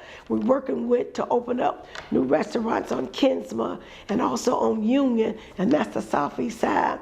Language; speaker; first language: English; native; English